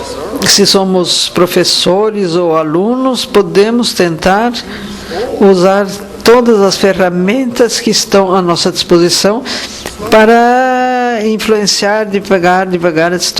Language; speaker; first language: Portuguese; non-native, fluent; French